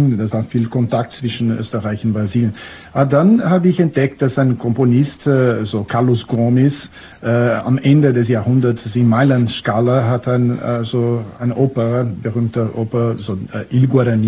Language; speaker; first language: German; non-native, fluent; Portuguese